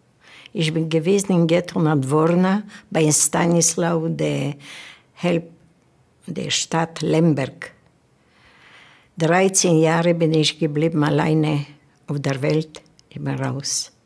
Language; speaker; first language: German; non-native, learner; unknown